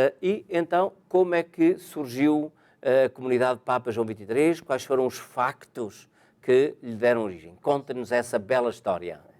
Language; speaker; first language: Portuguese; native; Portuguese